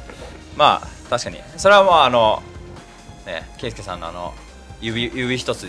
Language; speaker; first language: Japanese; native; Japanese